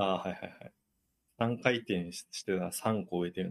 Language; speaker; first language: Japanese; native; Japanese